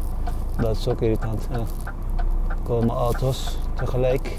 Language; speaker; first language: Dutch; non-native, fluent; Turkish